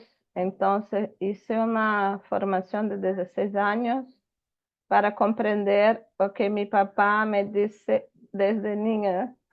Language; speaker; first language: Spanish; non-native, fluent; Portuguese